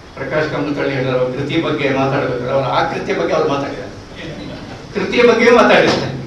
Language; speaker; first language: Kannada; non-native, local second language; Tulu